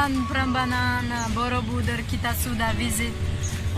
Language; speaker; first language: Indonesian; non-native, learner; Tajik